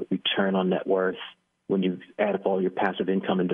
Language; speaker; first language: English; native; English